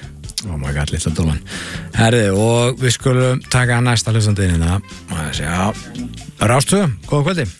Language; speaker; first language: Icelandic; native; Icelandic